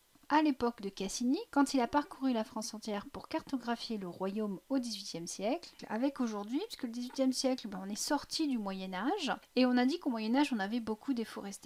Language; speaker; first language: French; native; French